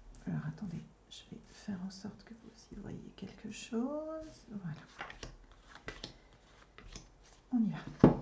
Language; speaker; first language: French; native; French